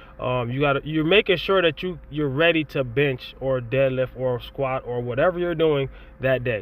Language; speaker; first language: English; native; English